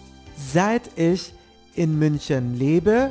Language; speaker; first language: German; non-native, fluent; Turkish